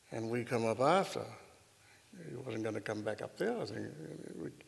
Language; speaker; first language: English; native; English